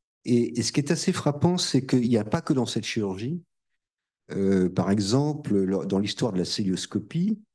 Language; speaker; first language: French; native; French